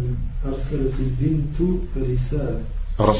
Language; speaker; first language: Arabic; non-native, learner; French